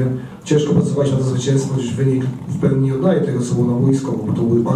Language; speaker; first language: Polish; native; Polish